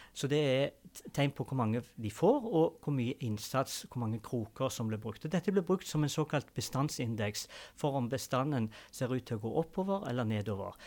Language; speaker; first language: Norwegian; native; Norwegian